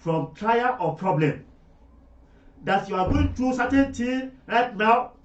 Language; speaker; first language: English; non-native, local second language; Yoruba